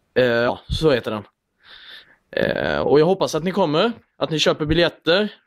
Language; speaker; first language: Swedish; native; Swedish